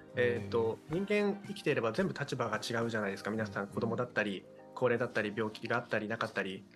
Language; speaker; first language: Japanese; native; Japanese